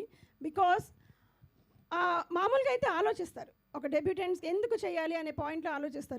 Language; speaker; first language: Telugu; native; Telugu